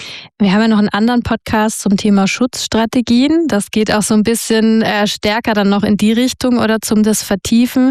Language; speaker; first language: German; native; German